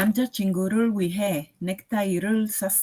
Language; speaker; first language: Korean; non-native, learner; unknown